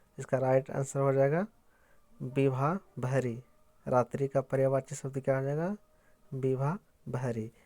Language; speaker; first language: Hindi; native; Hindi